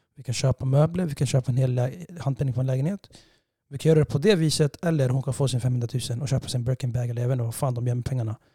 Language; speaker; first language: Swedish; early bilingual, other home language; Somali